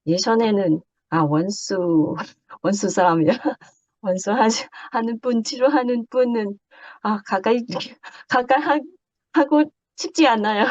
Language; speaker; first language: Korean; non-native, learner; Japanese